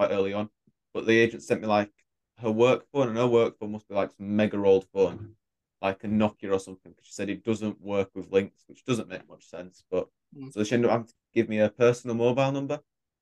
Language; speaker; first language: English; native; English